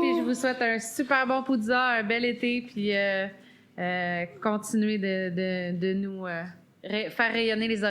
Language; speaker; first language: French; native; French